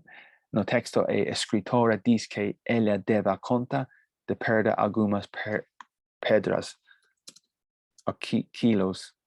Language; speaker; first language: Portuguese; non-native, fluent; Spanish